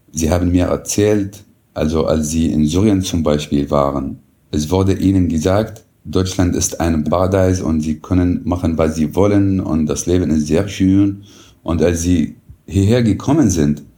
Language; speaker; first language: German; non-native, fluent; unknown